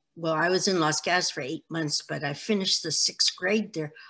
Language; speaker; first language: English; native; English